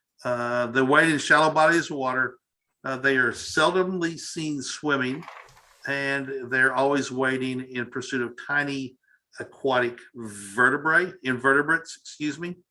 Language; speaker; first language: English; native; English